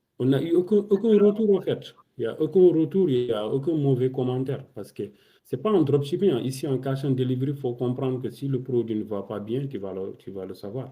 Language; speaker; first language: French; non-native, local second language; Wolof